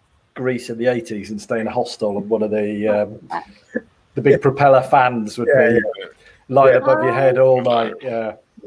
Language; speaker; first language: English; native; English